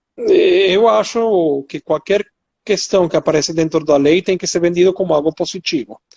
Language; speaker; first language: Portuguese; non-native, fluent; Spanish